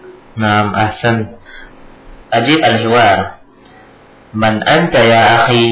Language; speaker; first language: Arabic; non-native, fluent; Indonesian